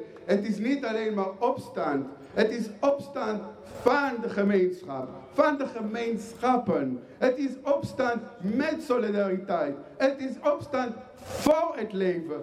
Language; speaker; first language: Dutch; non-native, fluent; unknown